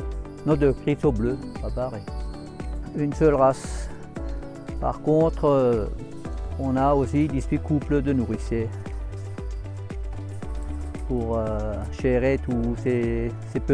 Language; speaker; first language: French; native; French